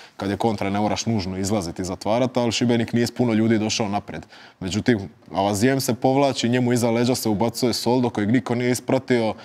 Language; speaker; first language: Croatian; native; Croatian